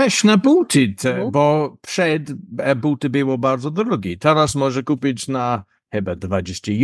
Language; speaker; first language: Polish; non-native, learner; English